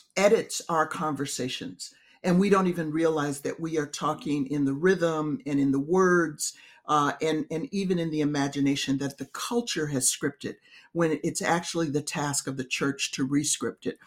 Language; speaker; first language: English; native; English